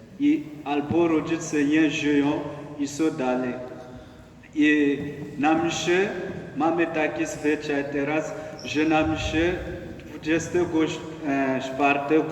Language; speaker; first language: Polish; non-native, learner; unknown